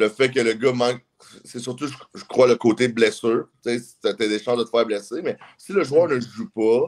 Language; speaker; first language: French; native; French